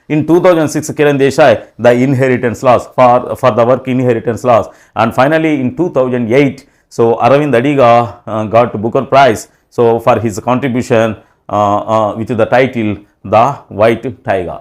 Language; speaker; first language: English; non-native, local second language; Telugu